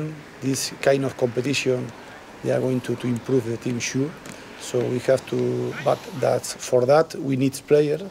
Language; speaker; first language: English; non-native, learner; Spanish